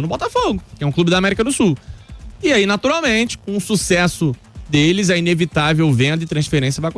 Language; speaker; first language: Portuguese; native; Portuguese